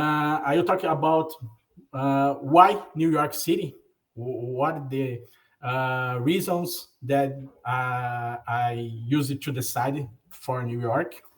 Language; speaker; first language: English; non-native, learner; Portuguese